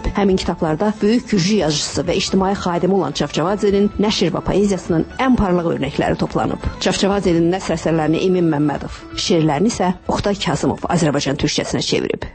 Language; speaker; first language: Azerbaijani; native; Azerbaijani